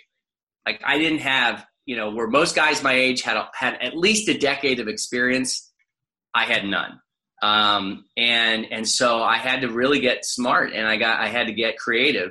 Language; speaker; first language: English; native; English